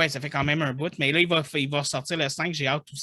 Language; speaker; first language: French; native; French